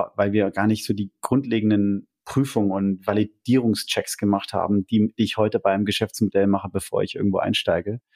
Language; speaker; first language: German; native; German